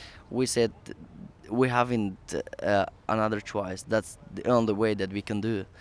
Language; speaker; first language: English; non-native, learner; Persian